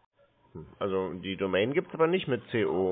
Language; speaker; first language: German; native; German